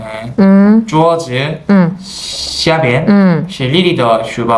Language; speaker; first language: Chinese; non-native, learner; Korean